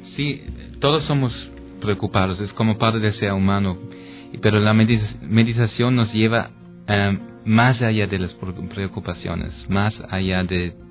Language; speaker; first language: Spanish; non-native, fluent; German